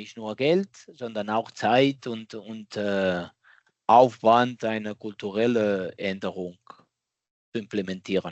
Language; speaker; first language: German; non-native, fluent; Catalan